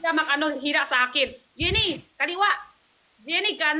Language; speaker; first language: Filipino; non-native, learner; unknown